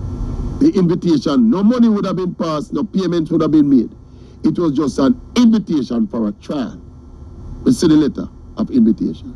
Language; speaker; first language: English; non-native, local second language; Jamaican Creole English